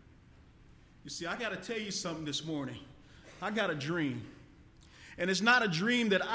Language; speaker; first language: English; native; English